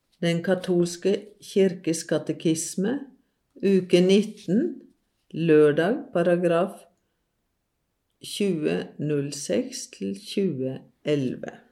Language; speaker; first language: Norwegian; native; Norwegian